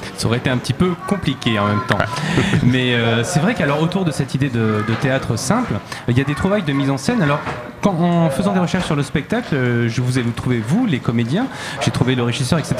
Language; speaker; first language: French; native; French